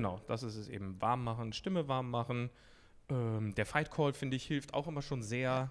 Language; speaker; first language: German; native; German